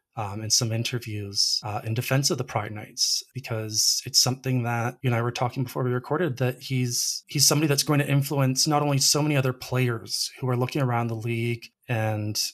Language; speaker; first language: English; native; English